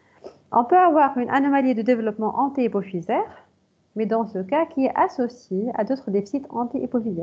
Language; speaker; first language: French; non-native, local second language; Arabic